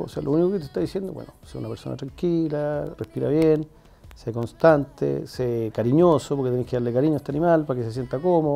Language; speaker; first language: Spanish; native; Spanish